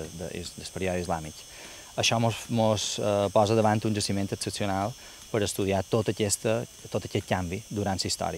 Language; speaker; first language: Catalan; native; Catalan